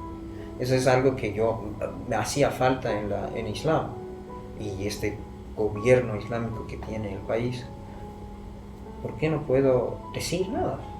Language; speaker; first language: Spanish; non-native, fluent; Persian